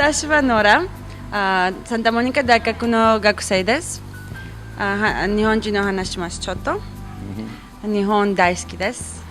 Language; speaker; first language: Japanese; non-native, learner; English